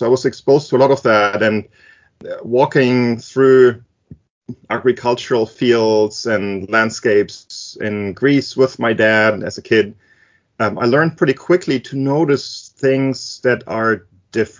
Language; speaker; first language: English; non-native, fluent; German